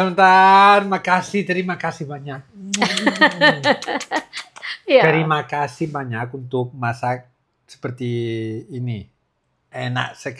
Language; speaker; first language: Indonesian; non-native, learner; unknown